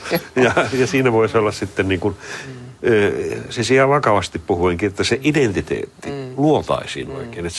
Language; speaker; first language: Finnish; native; Finnish